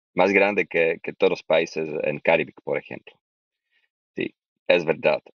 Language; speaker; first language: Spanish; non-native, learner; Slovak